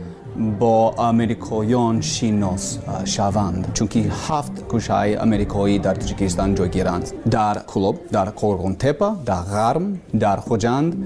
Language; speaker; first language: Persian; non-native, learner; English